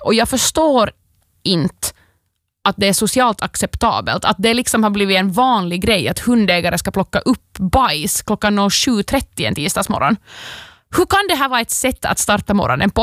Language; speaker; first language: Swedish; native; Swedish